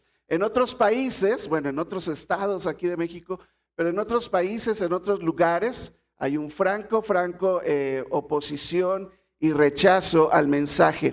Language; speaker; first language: Spanish; native; Spanish